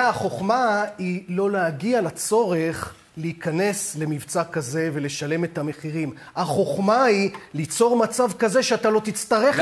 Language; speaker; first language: Hebrew; native; Hebrew